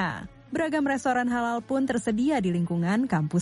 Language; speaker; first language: Indonesian; native; Indonesian